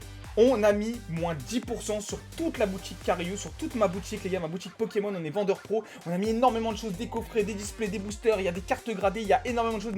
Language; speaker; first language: French; native; French